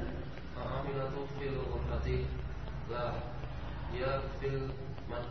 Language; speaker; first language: Arabic; non-native, learner; Indonesian